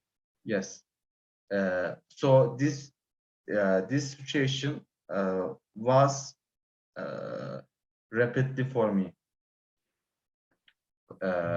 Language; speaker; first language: English; non-native, learner; Turkish